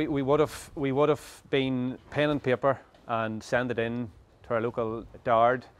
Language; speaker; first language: English; native; English